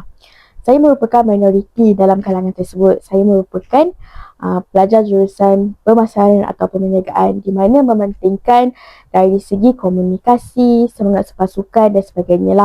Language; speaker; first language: Malay; native; Malay